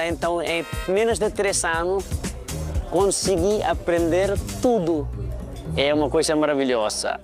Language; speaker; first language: Portuguese; non-native, fluent; Nepali